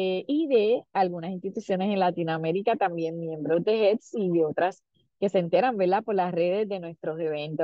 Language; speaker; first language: Spanish; native; Spanish